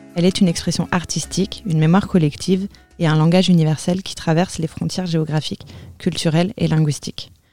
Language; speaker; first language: French; native; French